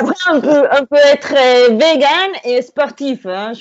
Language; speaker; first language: French; non-native, fluent; Spanish